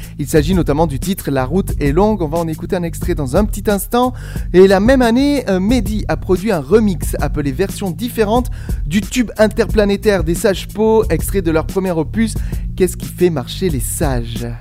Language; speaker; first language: French; native; French